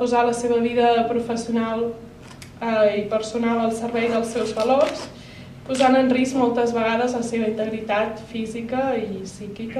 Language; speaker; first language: Catalan; native; Catalan